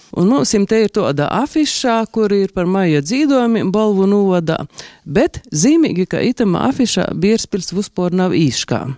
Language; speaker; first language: Latvian; native; Latvian